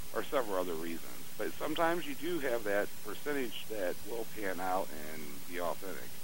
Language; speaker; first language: English; native; English